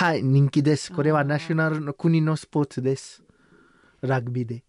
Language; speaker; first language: Japanese; non-native, learner; Samoan